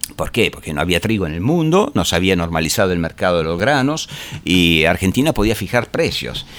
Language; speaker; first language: Spanish; non-native, fluent; Italian